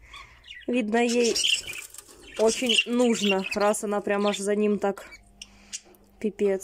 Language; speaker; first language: Russian; native; Russian